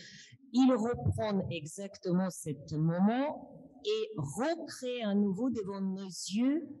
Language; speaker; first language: French; non-native, fluent; Russian